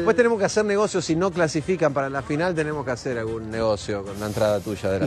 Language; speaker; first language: Spanish; native; Spanish